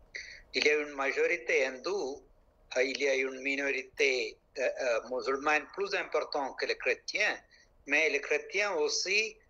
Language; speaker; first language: French; non-native, local second language; Malayalam